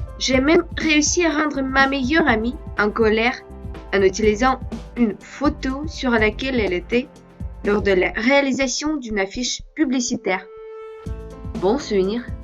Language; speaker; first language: French; non-native, fluent; Russian